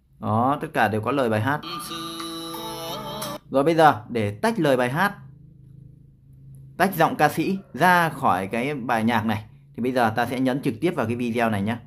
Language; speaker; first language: Vietnamese; native; Vietnamese